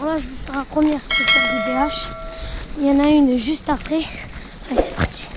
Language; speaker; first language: French; native; French